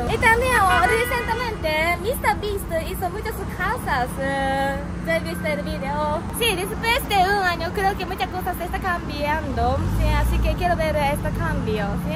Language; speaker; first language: Spanish; non-native, learner; Japanese